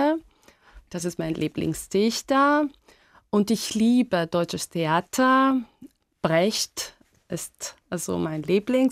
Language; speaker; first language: German; non-native, fluent; Greek